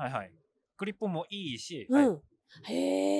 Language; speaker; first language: Japanese; non-native, learner; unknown